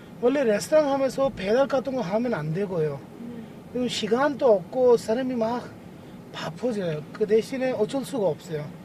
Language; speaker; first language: Korean; non-native, fluent; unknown